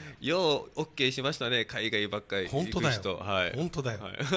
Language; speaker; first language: Japanese; native; Japanese